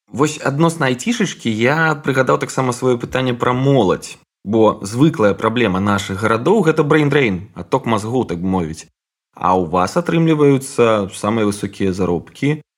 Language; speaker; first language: Belarusian; non-native, local second language; Russian